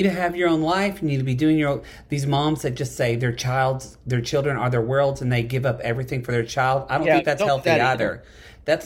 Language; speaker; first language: English; native; English